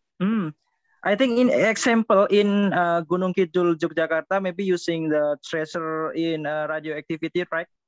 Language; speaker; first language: English; non-native, learner; Indonesian